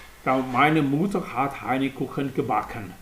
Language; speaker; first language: German; non-native, learner; Portuguese